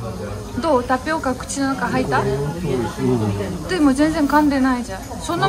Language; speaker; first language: Japanese; non-native, fluent; Romanian